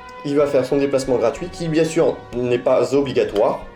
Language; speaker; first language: French; native; French